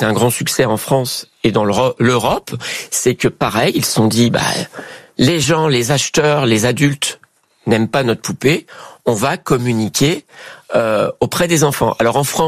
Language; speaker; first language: French; native; French